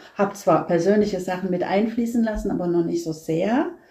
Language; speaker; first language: German; non-native, fluent; Norwegian